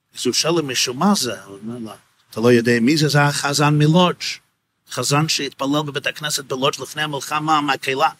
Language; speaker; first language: Hebrew; non-native, fluent; English